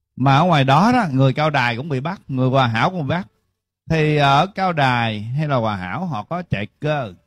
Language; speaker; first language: Vietnamese; early bilingual, heritage; Vietnamese